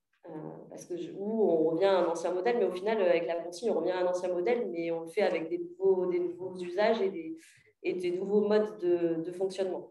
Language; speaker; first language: French; native; French